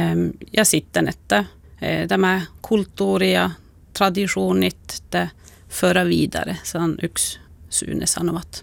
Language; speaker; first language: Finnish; non-native, local second language; Swedish